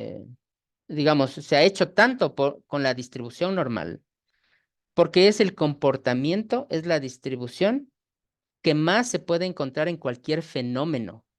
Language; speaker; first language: Spanish; native; Spanish